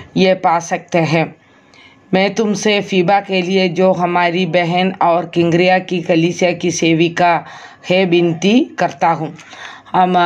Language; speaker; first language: Hindi; non-native, local second language; Malayalam